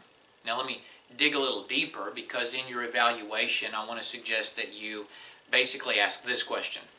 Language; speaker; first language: English; native; English